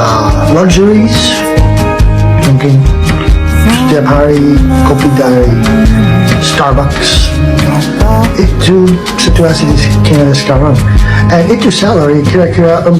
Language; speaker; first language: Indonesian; non-native, learner; English